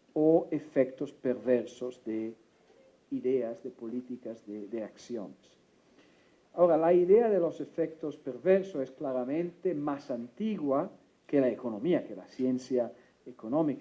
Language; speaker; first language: Spanish; non-native, fluent; Italian